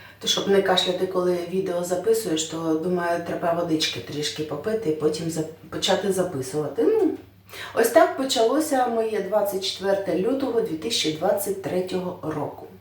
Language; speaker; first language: Ukrainian; non-native, local second language; Russian